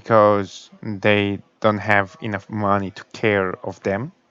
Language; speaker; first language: English; non-native, learner; Korean